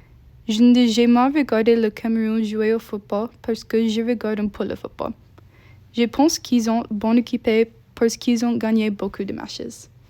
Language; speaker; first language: French; non-native, learner; English